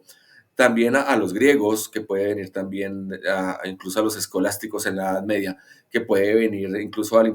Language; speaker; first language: Spanish; native; Spanish